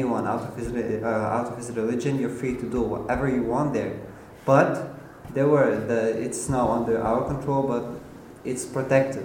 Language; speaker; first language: English; non-native, fluent; Arabic